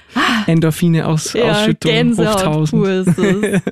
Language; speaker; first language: German; native; German